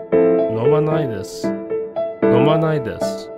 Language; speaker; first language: Japanese; non-native, learner; English